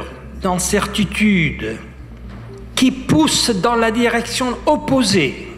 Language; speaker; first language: French; non-native, fluent; Italian